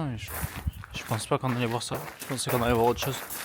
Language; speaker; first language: French; native; French